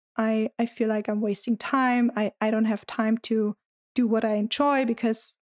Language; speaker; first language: English; non-native, fluent; German